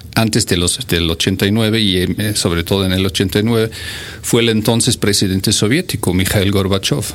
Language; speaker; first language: Spanish; non-native, fluent; German